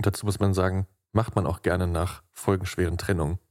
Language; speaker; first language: German; native; German